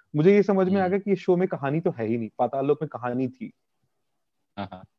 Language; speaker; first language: Hindi; native; Hindi